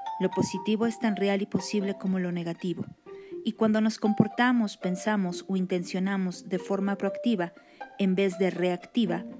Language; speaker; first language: Spanish; native; Spanish